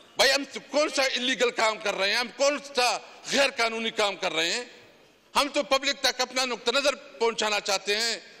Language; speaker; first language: Urdu; non-native, local second language; Pashto